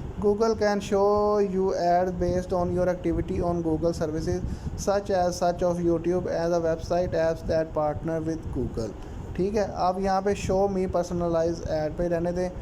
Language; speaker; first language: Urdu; non-native, local second language; Punjabi